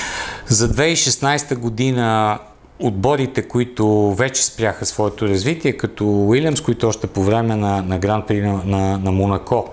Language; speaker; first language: Bulgarian; native; Bulgarian